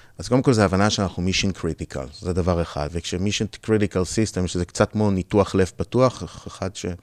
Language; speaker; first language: Hebrew; native; Hebrew